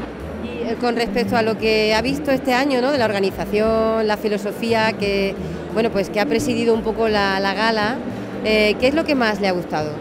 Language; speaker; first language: Spanish; native; Spanish